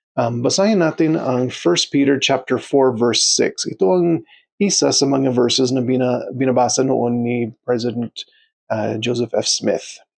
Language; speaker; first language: Filipino; non-native, fluent; English